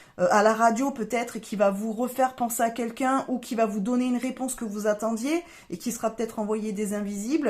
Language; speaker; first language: French; native; French